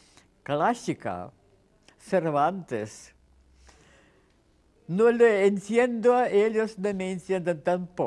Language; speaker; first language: Spanish; non-native, fluent; Russian